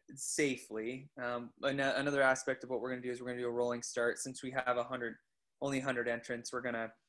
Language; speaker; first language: English; native; English